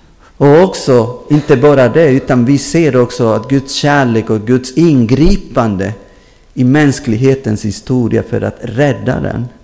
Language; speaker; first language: Swedish; non-native, fluent; Spanish